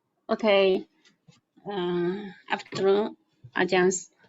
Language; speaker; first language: English; non-native, learner; Chinese